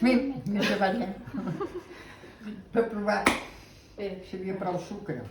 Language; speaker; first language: Catalan; native; Catalan